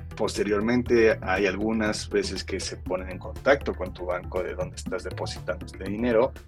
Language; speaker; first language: Spanish; early bilingual, heritage; Spanish